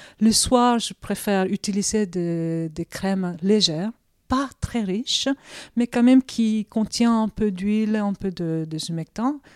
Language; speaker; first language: French; early bilingual, other home language; Korean